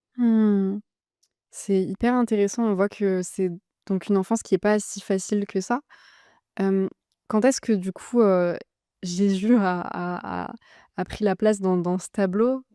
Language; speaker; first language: French; native; French